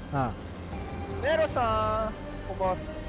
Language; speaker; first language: Japanese; native; Japanese